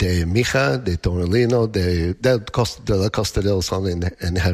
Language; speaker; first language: Spanish; non-native, learner; English